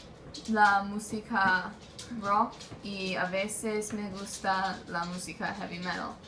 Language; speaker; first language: Spanish; non-native, learner; English